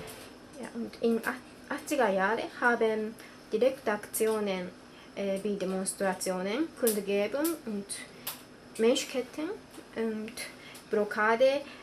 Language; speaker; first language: German; non-native, learner; Japanese